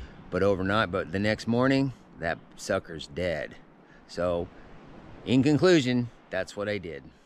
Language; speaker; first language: English; native; English